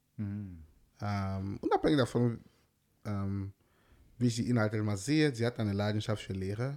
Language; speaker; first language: German; non-native, fluent; French